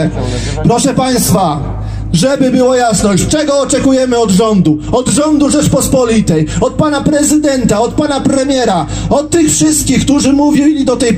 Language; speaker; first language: Polish; native; Polish